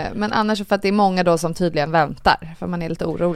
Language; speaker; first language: Swedish; native; Swedish